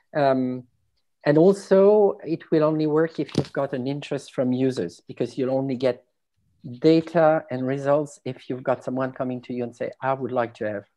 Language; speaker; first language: English; non-native, fluent; French